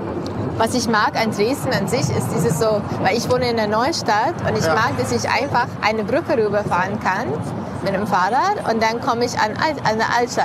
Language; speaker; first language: German; non-native, fluent; English